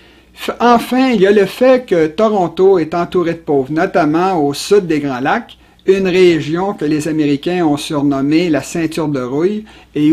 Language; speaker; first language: French; native; French